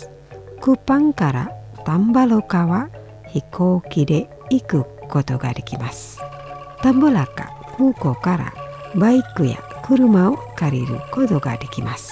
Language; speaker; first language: Japanese; non-native, fluent; Indonesian